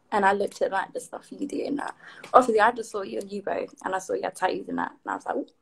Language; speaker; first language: English; native; English